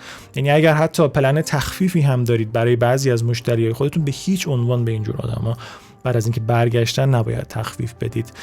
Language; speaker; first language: Persian; native; Persian